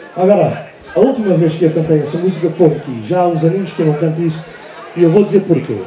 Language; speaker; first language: Portuguese; early bilingual, heritage; Portuguese